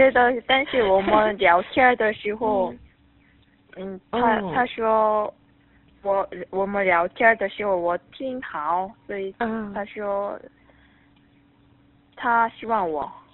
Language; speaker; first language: Chinese; non-native, learner; Korean